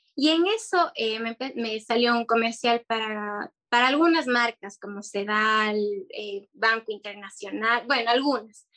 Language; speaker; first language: Spanish; native; Spanish